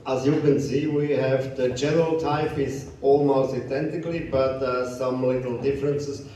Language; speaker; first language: English; non-native, fluent; German